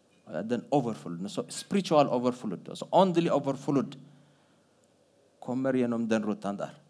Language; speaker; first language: Norwegian; non-native, fluent; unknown